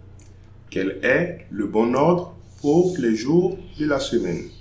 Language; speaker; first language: French; non-native, fluent; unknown